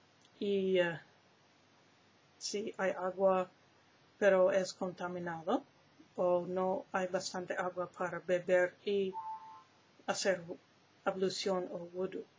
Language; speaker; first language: Spanish; non-native, learner; English